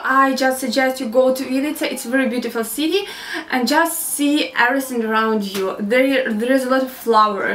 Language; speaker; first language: English; non-native, learner; Ukrainian